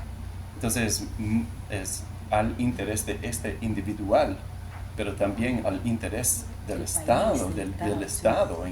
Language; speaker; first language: Spanish; non-native, learner; English